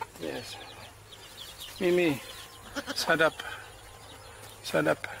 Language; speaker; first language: English; non-native, learner; Finnish